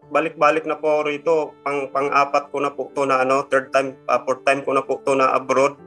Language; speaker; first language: Filipino; non-native, local second language; Cebuano